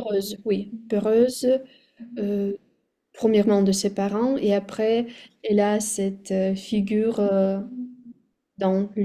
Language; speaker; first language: French; non-native, fluent; Russian